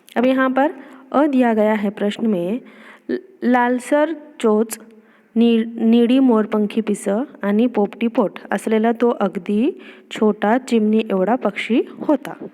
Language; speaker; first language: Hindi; non-native, local second language; Urdu